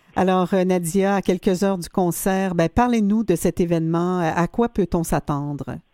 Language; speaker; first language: French; native; French